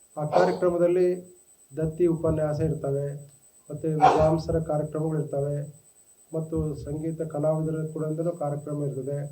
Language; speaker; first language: Kannada; non-native, local second language; Konkani